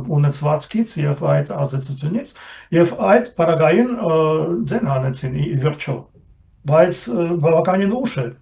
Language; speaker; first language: Armenian; non-native, fluent; German